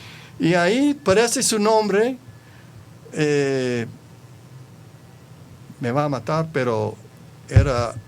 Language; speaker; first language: Spanish; non-native, fluent; English